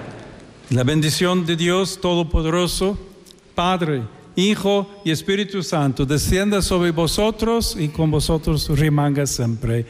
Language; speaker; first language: Spanish; non-native, fluent; English